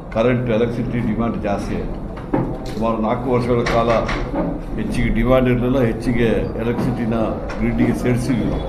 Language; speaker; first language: Kannada; non-native, local second language; Malayalam